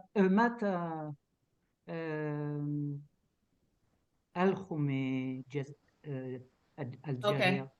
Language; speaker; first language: Hebrew; non-native, learner; French